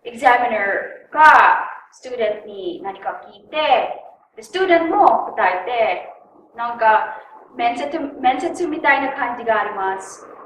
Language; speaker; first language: Japanese; non-native, learner; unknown